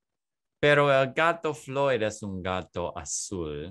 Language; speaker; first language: Spanish; non-native, learner; English